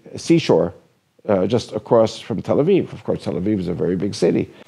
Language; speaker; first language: English; native; English